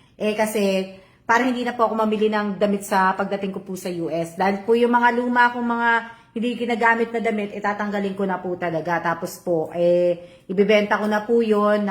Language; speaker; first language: Filipino; native; Filipino